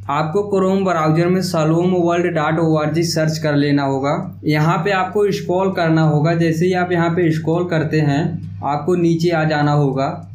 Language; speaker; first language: Hindi; native; Hindi